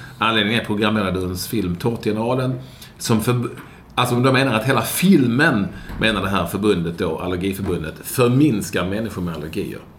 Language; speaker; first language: Swedish; native; Swedish